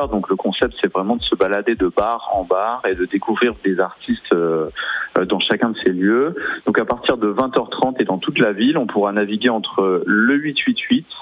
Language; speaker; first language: French; native; French